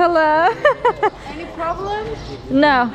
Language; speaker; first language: English; non-native, learner; Turkish